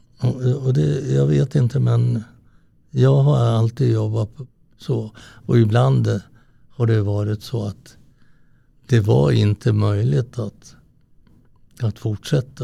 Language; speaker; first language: Swedish; early bilingual, other home language; Italian